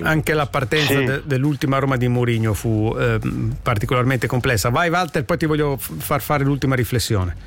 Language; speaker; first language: Italian; native; Italian